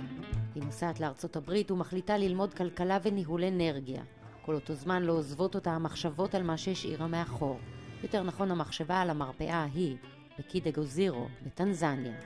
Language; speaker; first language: Hebrew; native; Hebrew